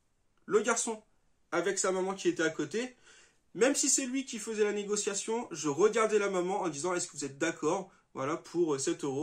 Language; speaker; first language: French; native; French